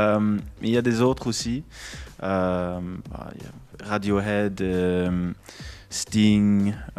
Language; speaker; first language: French; non-native, local second language; English